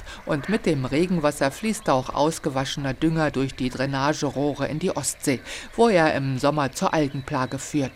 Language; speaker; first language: German; native; German